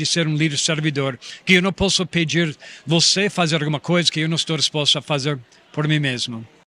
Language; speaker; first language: Portuguese; non-native, fluent; English